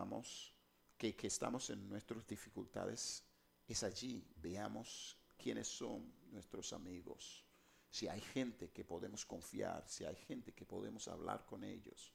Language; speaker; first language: Spanish; non-native, fluent; English